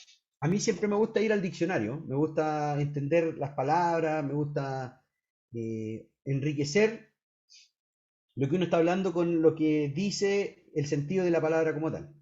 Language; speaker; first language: Spanish; native; Spanish